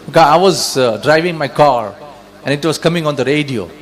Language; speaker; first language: English; non-native, local second language; Urdu